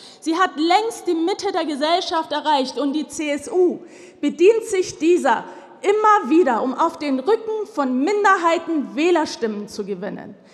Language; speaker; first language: German; early bilingual, other home language; Turkish